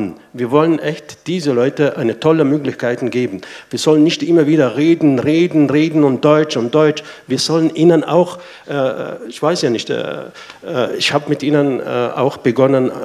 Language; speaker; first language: German; non-native, fluent; Arabic